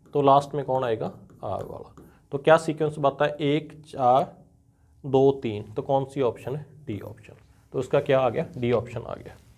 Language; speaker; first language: Hindi; non-native, local second language; Punjabi